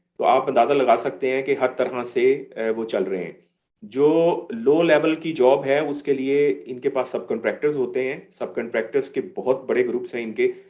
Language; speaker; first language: Urdu; native; Urdu